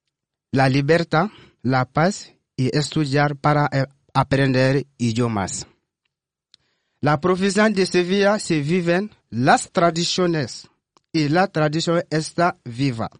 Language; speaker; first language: Spanish; non-native, learner; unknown